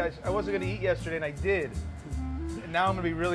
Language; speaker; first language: English; native; English